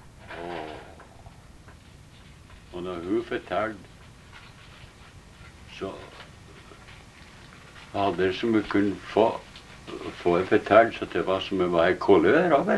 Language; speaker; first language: Norwegian; early bilingual, heritage; Norwegian